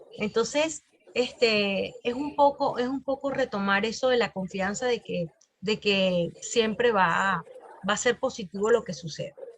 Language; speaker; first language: Spanish; native; Spanish